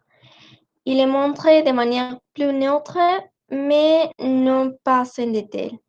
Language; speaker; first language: French; non-native, learner; Spanish